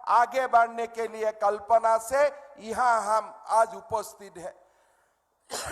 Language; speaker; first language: Hindi; non-native, local second language; Assamese